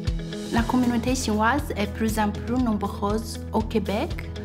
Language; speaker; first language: French; non-native, fluent; Chinese